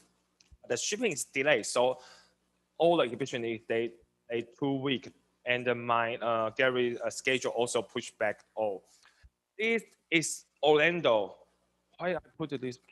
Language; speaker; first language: English; non-native, learner; Chinese